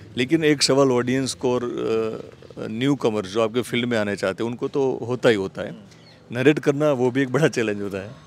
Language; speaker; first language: Hindi; non-native, local second language; Gujarati